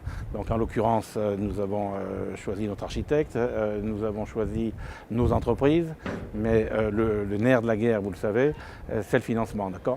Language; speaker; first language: French; native; French